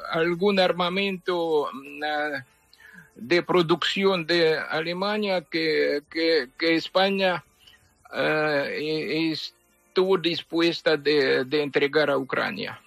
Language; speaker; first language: Spanish; non-native, fluent; Ukrainian